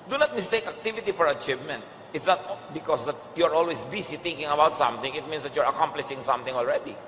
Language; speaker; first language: English; non-native, local second language; Filipino